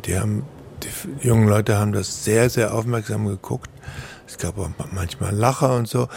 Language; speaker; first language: German; native; German